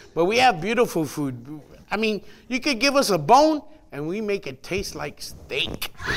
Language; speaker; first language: English; early bilingual, other home language; Spanish